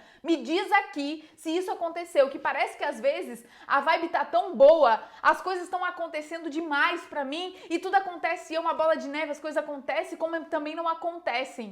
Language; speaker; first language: Portuguese; native; Portuguese